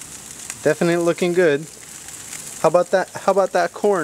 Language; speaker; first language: English; native; English